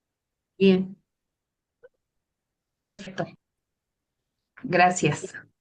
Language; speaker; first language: Spanish; native; Spanish